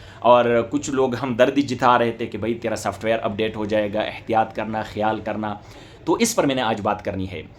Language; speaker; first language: Urdu; non-native, local second language; Northern Hindko